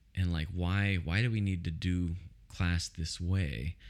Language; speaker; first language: English; native; English